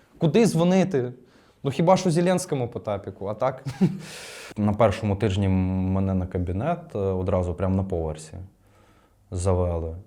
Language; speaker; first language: Ukrainian; non-native, local second language; Russian